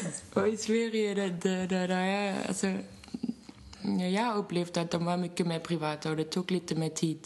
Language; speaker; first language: Swedish; non-native, fluent; German